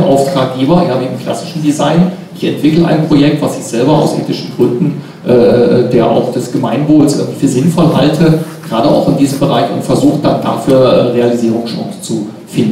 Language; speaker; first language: German; native; German